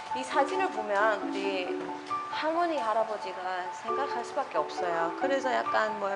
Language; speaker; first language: Korean; non-native, fluent; English